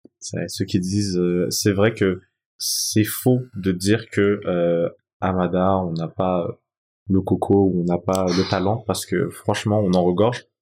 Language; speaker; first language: French; non-native, local second language; Malagasy